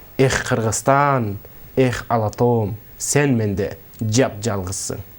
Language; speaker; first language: Kyrgyz; early bilingual, heritage; Kyrgyz